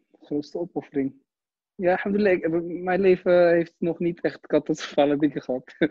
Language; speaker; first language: Dutch; early bilingual, other home language; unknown